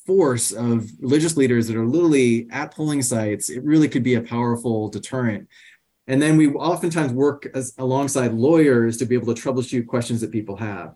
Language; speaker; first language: English; native; English